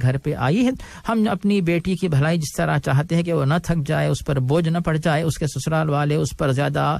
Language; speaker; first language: Urdu; native; Urdu